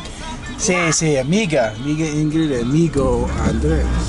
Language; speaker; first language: Spanish; non-native, learner; English